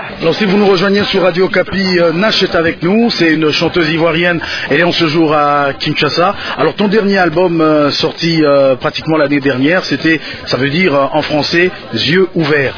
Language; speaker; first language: French; non-native, local second language; Lingala